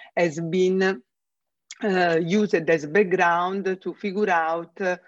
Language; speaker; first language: English; non-native, fluent; Italian